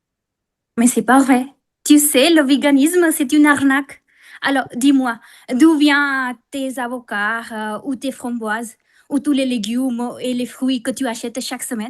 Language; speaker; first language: French; non-native, fluent; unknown